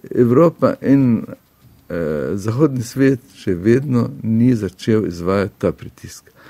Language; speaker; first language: Slovenian; non-native, fluent; Arabic